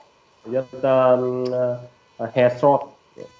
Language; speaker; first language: English; non-native, learner; Vietnamese